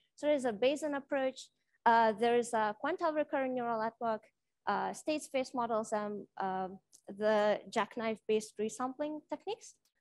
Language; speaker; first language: English; non-native, fluent; Lithuanian